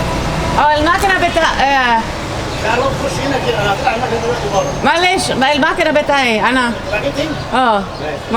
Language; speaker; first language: Arabic; non-native, learner; English